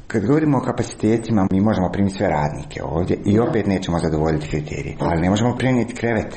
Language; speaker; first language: Serbian; native; Serbian